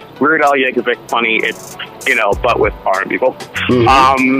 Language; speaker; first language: English; native; English